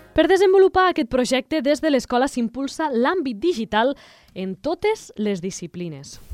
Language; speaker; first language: Catalan; native; Catalan